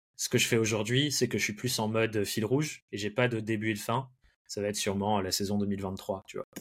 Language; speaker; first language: French; early bilingual, other home language; English